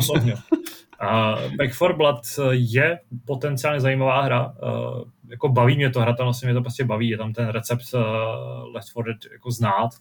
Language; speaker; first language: Czech; native; Czech